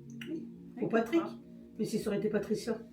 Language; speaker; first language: French; native; French